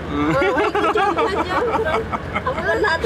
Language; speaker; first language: Korean; non-native, learner; Khmer